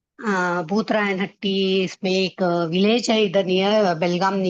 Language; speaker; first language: Hindi; non-native, local second language; Kannada